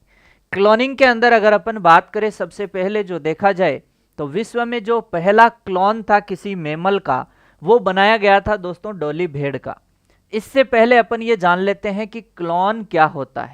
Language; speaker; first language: Hindi; native; Hindi